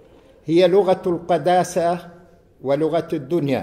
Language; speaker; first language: Arabic; native; Arabic